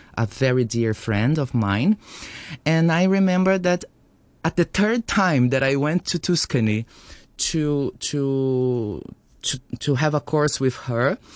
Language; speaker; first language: English; non-native, fluent; Portuguese